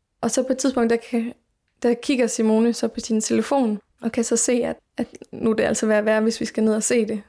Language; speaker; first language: Danish; native; Danish